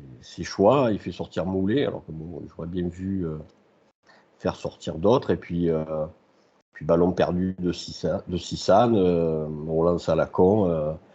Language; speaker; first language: French; native; French